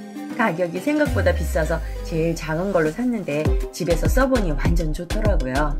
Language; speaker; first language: Korean; native; Korean